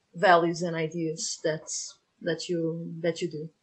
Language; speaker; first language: English; non-native, fluent; Portuguese